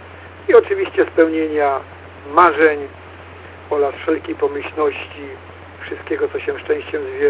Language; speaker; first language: Polish; native; Polish